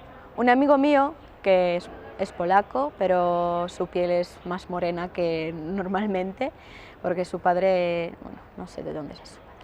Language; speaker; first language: Spanish; non-native, fluent; Polish